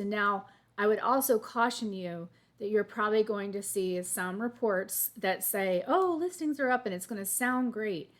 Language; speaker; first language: English; native; English